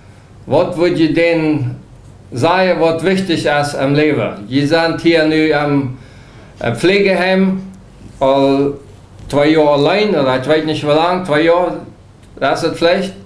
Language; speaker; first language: German; non-native, local second language; Low German